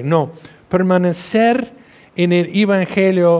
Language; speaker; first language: Spanish; non-native, fluent; English